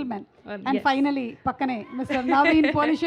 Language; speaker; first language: Telugu; native; Telugu